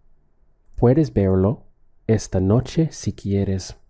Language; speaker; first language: Spanish; non-native, fluent; English